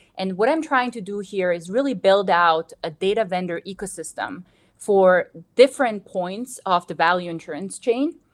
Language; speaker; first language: English; non-native, fluent; Bosnian